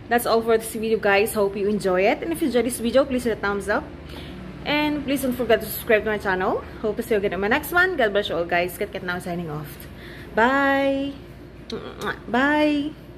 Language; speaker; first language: English; non-native, local second language; Filipino